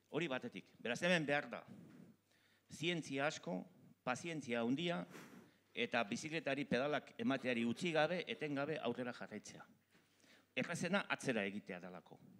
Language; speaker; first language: Basque; native; Basque